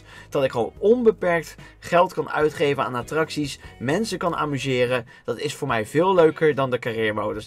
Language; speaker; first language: Dutch; native; Dutch